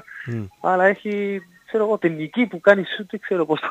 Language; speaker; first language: Greek; non-native, learner; Spanish